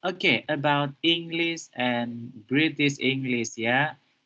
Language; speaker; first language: English; non-native, fluent; Indonesian